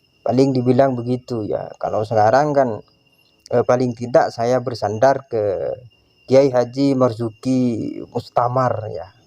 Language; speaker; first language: Indonesian; non-native, local second language; Madurese